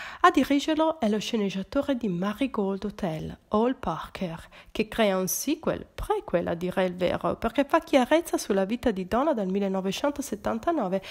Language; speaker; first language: Italian; native; Italian